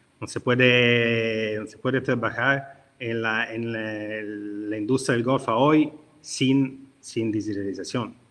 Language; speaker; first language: Spanish; non-native, learner; Italian